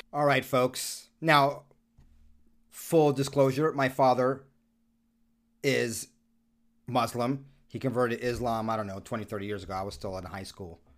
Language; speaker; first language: English; native; English